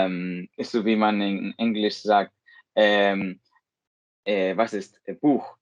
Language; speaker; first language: German; non-native, fluent; Spanish